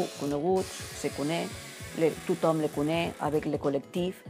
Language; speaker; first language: French; non-native, learner; Catalan